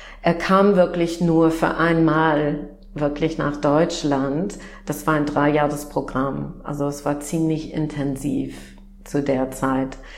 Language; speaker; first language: German; non-native, fluent; English